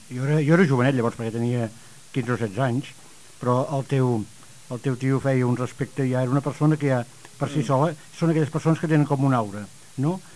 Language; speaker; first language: Catalan; native; Catalan